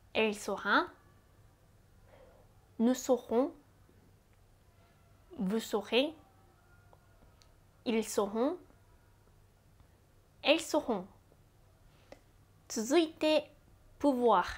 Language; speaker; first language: French; non-native, fluent; Japanese